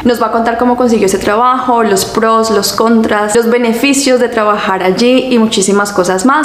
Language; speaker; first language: Spanish; native; Spanish